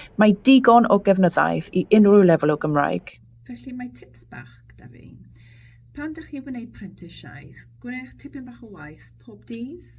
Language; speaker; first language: Welsh; non-native, local second language; English